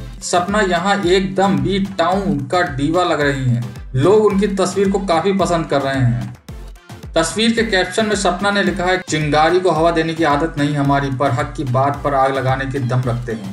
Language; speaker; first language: Hindi; native; Hindi